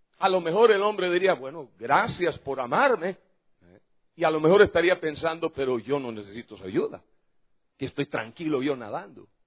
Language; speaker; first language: Spanish; non-native, fluent; English